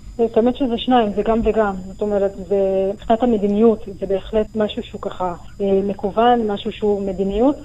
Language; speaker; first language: Hebrew; non-native, local second language; Arabic